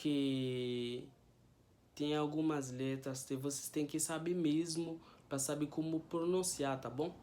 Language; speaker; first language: Portuguese; non-native, fluent; Haitian Creole